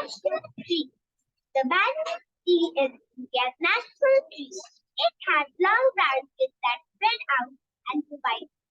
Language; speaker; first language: English; non-native, learner; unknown